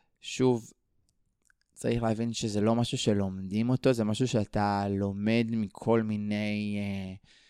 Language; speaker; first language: Hebrew; native; Hebrew